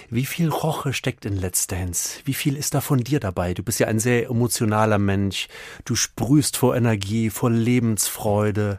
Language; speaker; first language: German; native; German